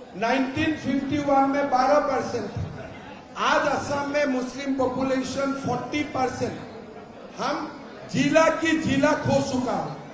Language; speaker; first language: Hindi; non-native, local second language; Assamese